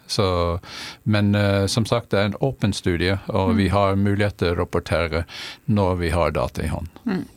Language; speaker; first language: Norwegian; non-native, fluent; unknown